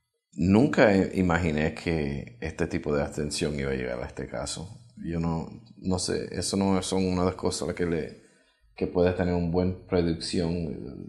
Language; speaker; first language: Spanish; early bilingual, heritage; Spanish